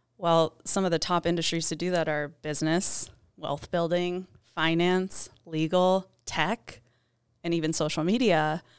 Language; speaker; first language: English; native; English